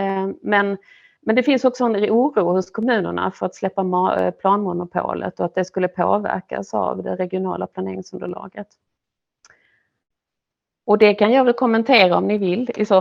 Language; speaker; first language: Swedish; native; Swedish